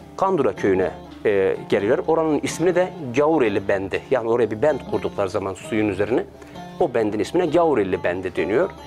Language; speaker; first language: Turkish; native; Turkish